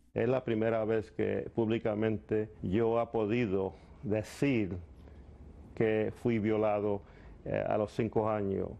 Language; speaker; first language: Spanish; early bilingual, heritage; Spanish